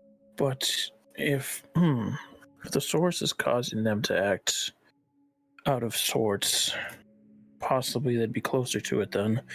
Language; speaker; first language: English; native; English